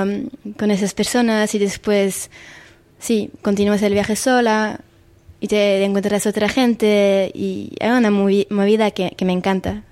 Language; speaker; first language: Spanish; non-native, fluent; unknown